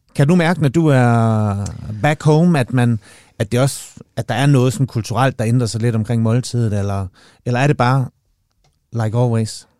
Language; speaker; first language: Danish; native; Danish